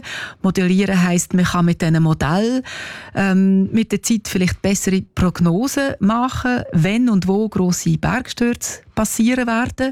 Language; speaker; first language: German; native; German